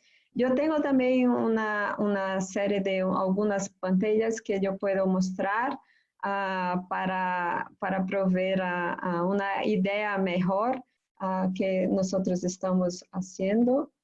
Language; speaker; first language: Spanish; non-native, fluent; Portuguese